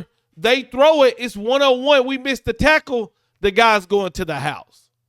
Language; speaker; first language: English; native; English